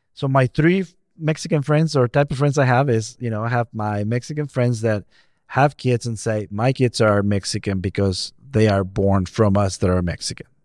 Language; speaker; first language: English; non-native, fluent; Spanish